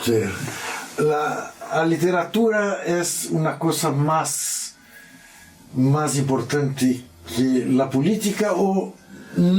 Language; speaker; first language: Spanish; non-native, learner; Portuguese